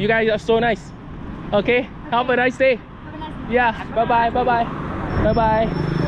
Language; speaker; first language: English; non-native, learner; Thai